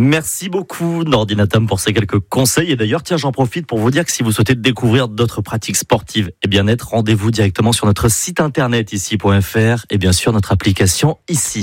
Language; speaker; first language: French; native; French